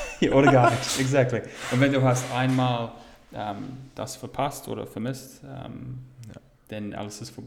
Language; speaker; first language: German; non-native, fluent; English